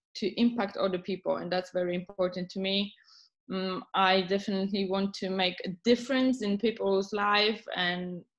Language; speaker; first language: English; non-native, fluent; Polish